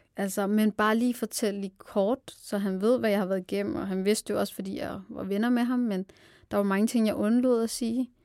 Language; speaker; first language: Danish; early bilingual, other home language; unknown